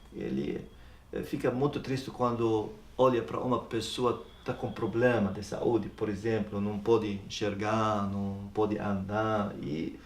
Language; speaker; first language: Portuguese; non-native, learner; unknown